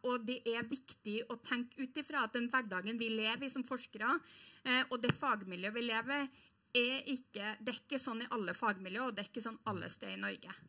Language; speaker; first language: Norwegian; native; Norwegian